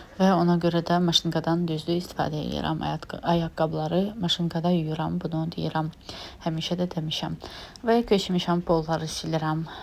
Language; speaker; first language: Azerbaijani; non-native, fluent; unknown